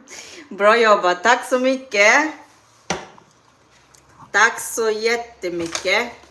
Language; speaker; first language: Swedish; non-native, fluent; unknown